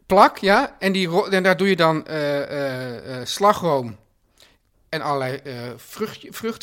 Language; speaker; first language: Dutch; native; Dutch